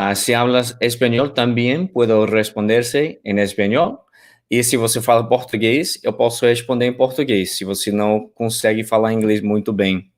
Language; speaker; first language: Portuguese; non-native, fluent; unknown